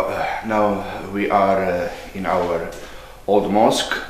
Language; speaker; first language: English; non-native, learner; Bosnian